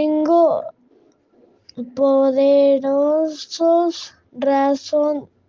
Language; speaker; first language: Spanish; non-native, learner; French